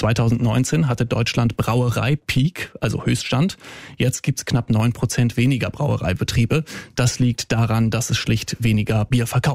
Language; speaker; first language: German; native; German